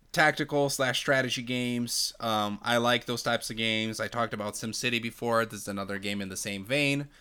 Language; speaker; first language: English; non-native, fluent; Portuguese